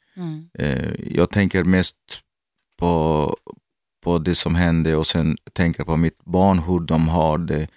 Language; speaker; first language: Swedish; non-native, learner; Arabic